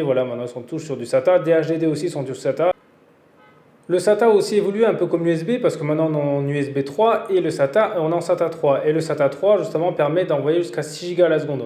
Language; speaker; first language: French; native; French